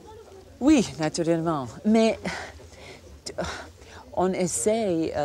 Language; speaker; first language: French; non-native, fluent; Croatian